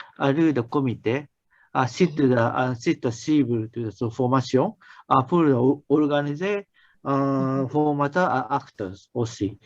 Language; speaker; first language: French; non-native, learner; Japanese